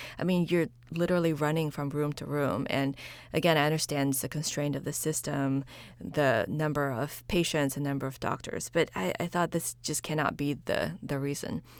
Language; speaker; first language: English; early bilingual, other home language; Chinese